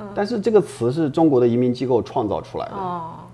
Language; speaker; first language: Chinese; native; Chinese